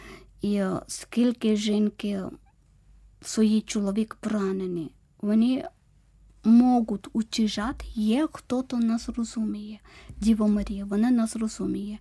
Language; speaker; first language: Ukrainian; non-native, learner; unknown